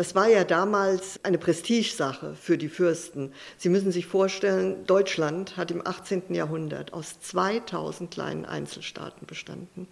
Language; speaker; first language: German; native; German